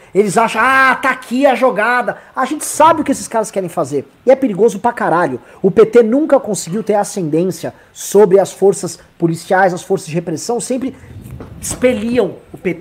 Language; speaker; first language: Portuguese; native; Portuguese